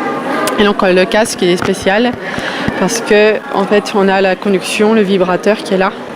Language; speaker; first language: French; native; French